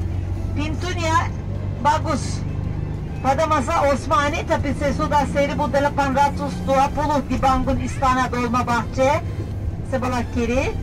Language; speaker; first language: Indonesian; non-native, learner; Turkish